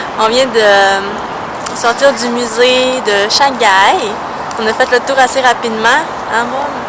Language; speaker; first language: French; early bilingual, other home language; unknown